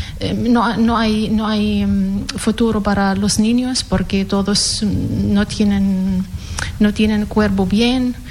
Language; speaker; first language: Spanish; non-native, learner; Arabic